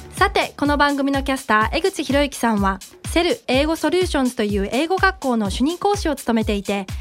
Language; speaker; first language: Japanese; native; Japanese